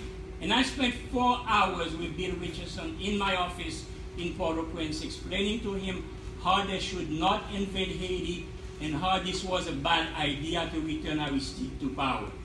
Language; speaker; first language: English; non-native, fluent; Haitian Creole